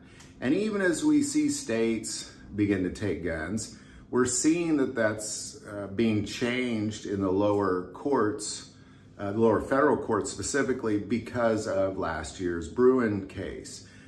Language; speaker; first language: English; native; English